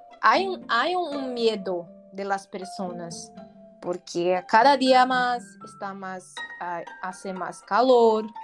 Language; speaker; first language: Spanish; non-native, learner; Portuguese